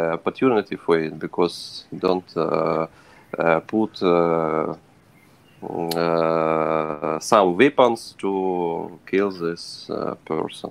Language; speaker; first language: English; non-native, learner; Ukrainian